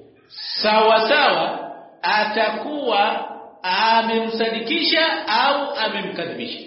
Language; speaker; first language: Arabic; non-native, fluent; Swahili